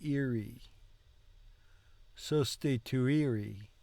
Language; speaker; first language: Italian; non-native, learner; English